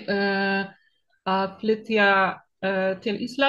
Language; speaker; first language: Icelandic; non-native, learner; Polish